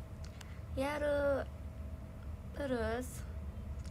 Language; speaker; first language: Indonesian; native; Indonesian